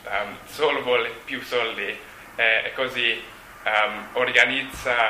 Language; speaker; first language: Italian; non-native, learner; English